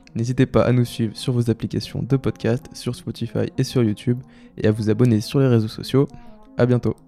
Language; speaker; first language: French; native; French